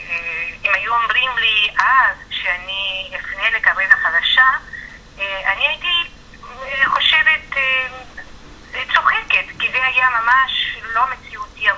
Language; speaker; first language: Hebrew; non-native, fluent; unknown